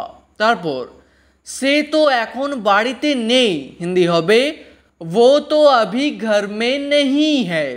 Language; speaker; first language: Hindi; non-native, fluent; Bangla